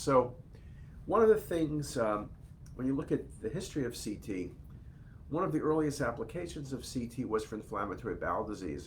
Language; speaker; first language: English; native; English